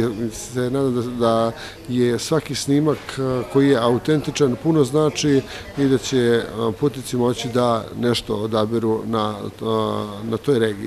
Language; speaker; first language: Croatian; native; Croatian